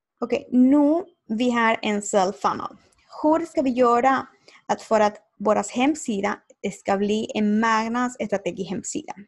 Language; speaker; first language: Swedish; non-native, learner; Spanish